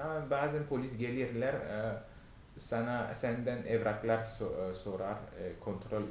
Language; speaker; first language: Turkish; non-native, fluent; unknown